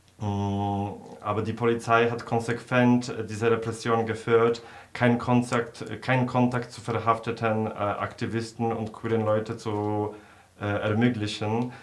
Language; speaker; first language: German; non-native, fluent; Polish